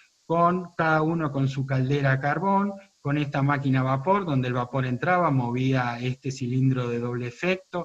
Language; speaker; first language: Spanish; native; Spanish